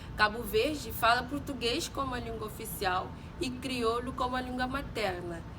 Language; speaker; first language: Portuguese; non-native, local second language; Kabuverdianu